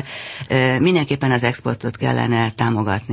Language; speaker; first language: Hungarian; native; Hungarian